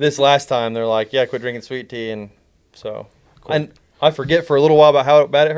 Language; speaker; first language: English; native; English